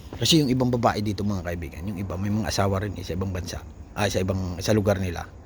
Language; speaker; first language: Filipino; native; Filipino